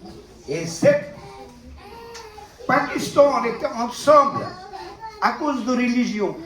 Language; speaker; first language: French; non-native, learner; Bangla